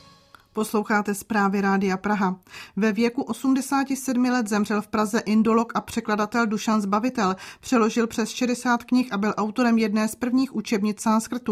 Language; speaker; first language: Czech; native; Czech